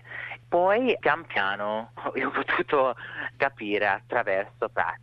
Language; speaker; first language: Italian; non-native, fluent; English